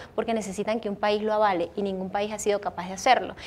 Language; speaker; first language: Spanish; native; Spanish